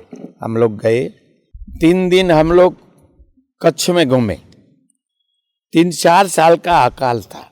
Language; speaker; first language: Hindi; non-native, local second language; Bangla